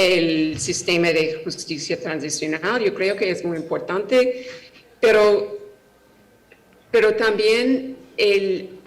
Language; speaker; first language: Spanish; non-native, fluent; English